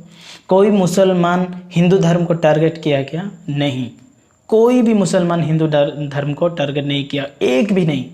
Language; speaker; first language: Hindi; non-native, local second language; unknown